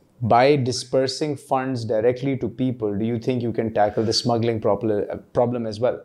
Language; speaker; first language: English; non-native, local second language; Urdu